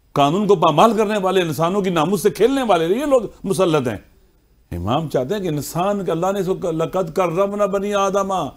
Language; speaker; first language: Urdu; non-native, local second language; Punjabi